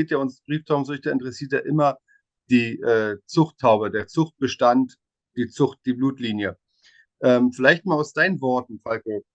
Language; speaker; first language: German; native; German